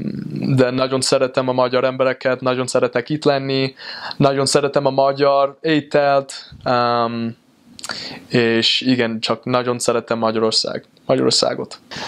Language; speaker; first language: Hungarian; non-native, learner; English